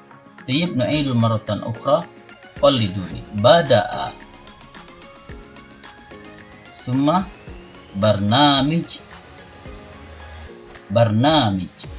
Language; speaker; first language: Arabic; non-native, fluent; Indonesian